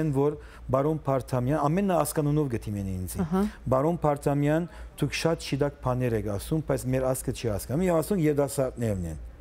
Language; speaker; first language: Armenian; early bilingual, heritage; Armenian